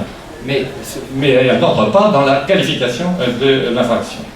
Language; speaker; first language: French; native; French